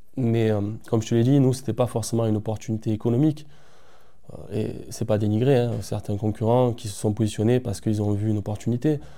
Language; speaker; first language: French; native; French